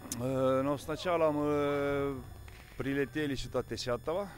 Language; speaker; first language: Russian; non-native, fluent; Estonian